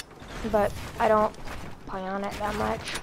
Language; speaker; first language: English; native; English